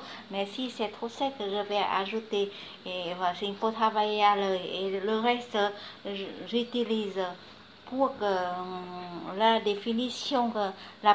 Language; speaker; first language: French; non-native, learner; Vietnamese